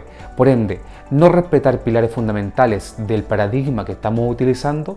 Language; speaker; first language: Spanish; native; Spanish